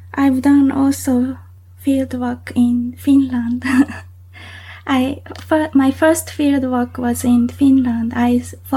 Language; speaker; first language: English; non-native, fluent; Japanese